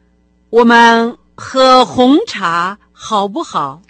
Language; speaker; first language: Chinese; non-native, fluent; Russian